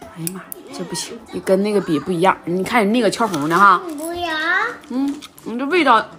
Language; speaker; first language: Chinese; native; Chinese